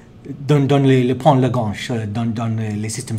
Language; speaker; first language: French; non-native, learner; English